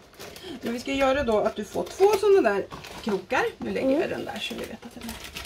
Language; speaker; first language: Swedish; native; Swedish